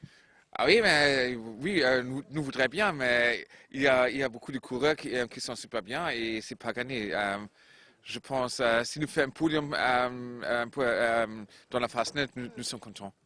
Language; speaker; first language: French; non-native, fluent; German